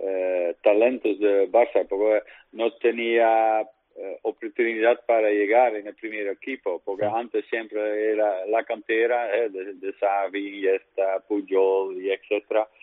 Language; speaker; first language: Spanish; non-native, learner; Dutch